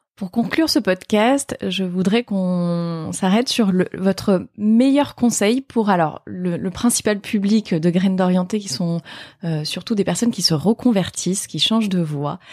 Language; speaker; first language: French; native; French